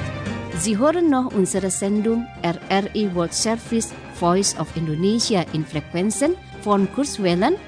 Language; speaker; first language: German; non-native, fluent; Indonesian